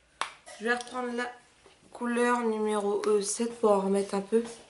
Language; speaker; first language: French; native; French